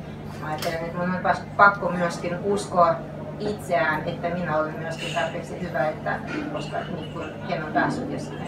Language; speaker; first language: Finnish; non-native, fluent; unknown